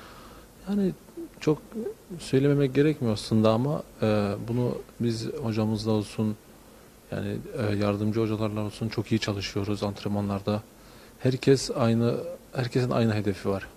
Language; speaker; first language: Turkish; early bilingual, heritage; Turkish